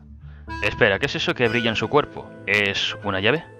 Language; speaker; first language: Spanish; native; Spanish